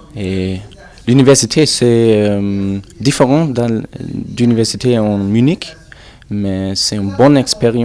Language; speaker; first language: French; non-native, learner; German